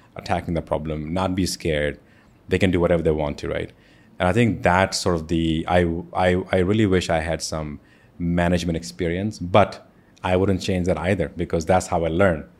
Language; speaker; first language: English; non-native, local second language; Hindi